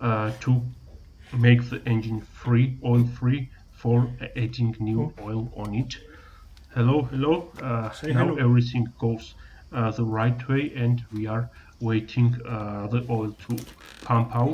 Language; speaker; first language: English; non-native, learner; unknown